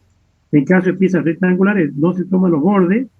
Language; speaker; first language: Spanish; native; Spanish